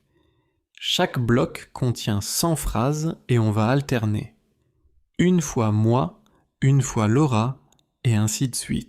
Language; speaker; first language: French; native; French